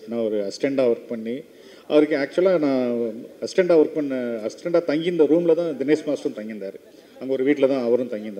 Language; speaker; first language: Tamil; native; Tamil